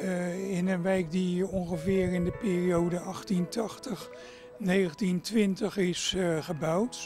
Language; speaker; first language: Dutch; native; Dutch